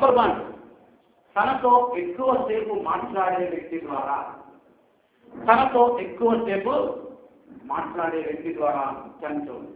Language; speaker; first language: Telugu; native; Telugu